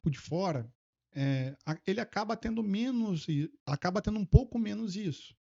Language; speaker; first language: Portuguese; native; Portuguese